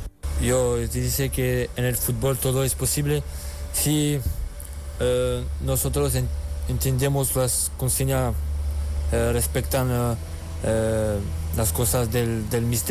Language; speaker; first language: Spanish; non-native, learner; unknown